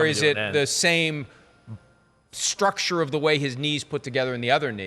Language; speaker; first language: English; native; English